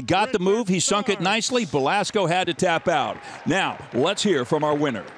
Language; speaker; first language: English; native; English